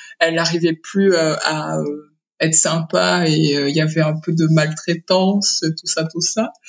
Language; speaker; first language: French; early bilingual, other home language; Kinyarwanda